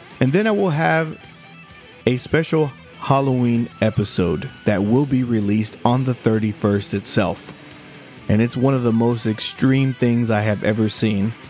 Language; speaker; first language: English; native; English